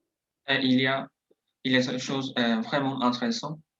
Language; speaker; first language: French; non-native, fluent; Turkish